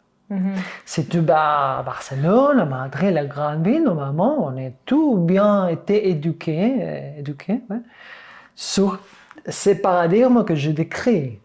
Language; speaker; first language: French; non-native, fluent; Catalan